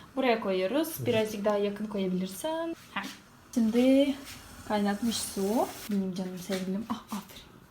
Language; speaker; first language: Turkish; non-native, learner; Ukrainian